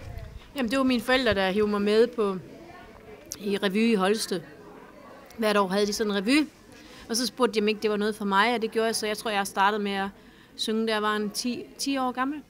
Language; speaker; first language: Danish; native; Danish